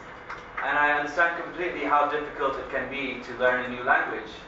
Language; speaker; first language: English; early bilingual, other home language; Hindi